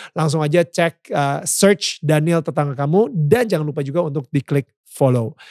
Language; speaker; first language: Indonesian; native; Indonesian